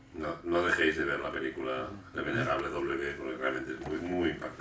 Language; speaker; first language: Spanish; native; Spanish